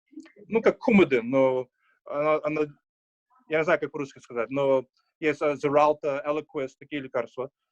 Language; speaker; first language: Russian; early bilingual, heritage; Russian